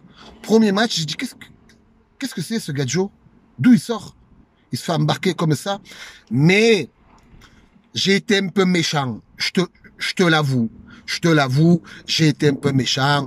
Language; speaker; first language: French; native; French